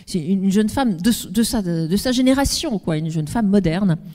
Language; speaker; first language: French; native; French